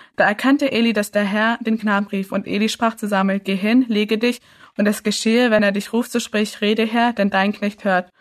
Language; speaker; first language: German; early bilingual, other home language; English